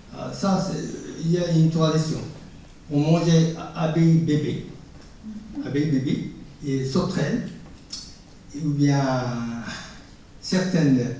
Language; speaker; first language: French; non-native, fluent; Japanese